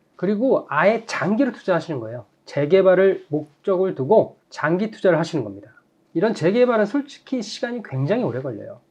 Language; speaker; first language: Korean; native; Korean